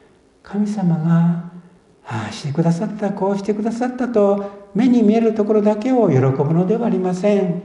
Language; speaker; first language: Japanese; native; Japanese